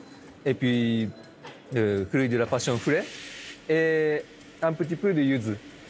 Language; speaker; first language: French; non-native, learner; Japanese